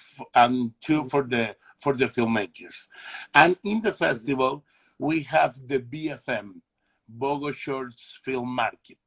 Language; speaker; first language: English; non-native, learner; Spanish